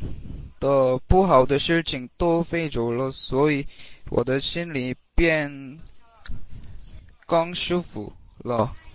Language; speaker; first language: Chinese; non-native, learner; English